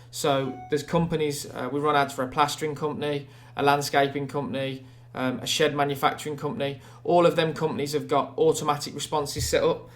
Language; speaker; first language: English; native; English